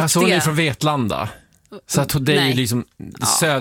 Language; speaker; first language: Swedish; native; Swedish